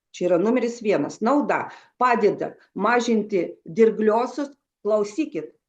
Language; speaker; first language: Lithuanian; non-native, local second language; Russian